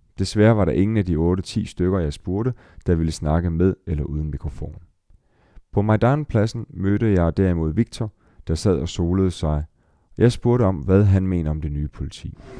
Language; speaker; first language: Danish; native; Danish